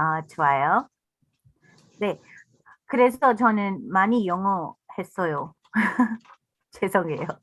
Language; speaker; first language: Korean; non-native, learner; English